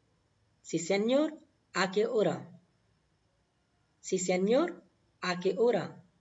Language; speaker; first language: Spanish; non-native, learner; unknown